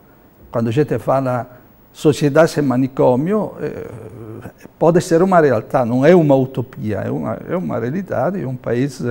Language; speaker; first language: Portuguese; non-native, fluent; Italian